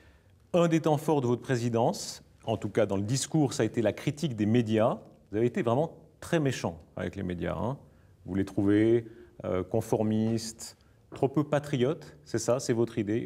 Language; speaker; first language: French; native; French